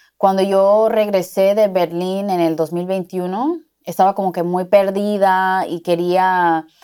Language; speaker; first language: Spanish; native; Spanish